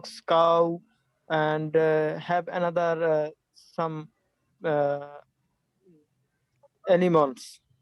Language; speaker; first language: English; non-native, learner; Hindi